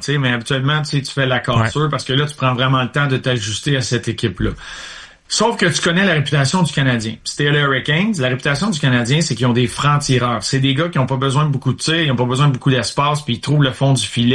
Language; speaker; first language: French; native; French